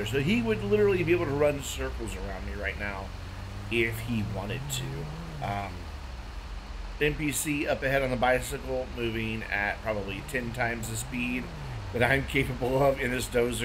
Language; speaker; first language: English; native; English